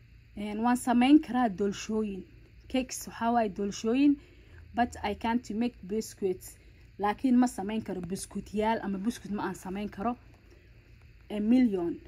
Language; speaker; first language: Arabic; non-native, local second language; Somali